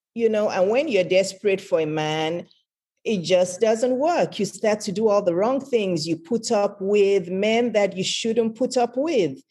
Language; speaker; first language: English; non-native, local second language; Yoruba